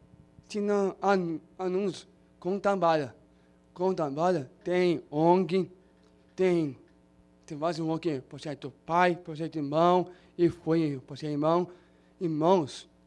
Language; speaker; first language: Portuguese; non-native, learner; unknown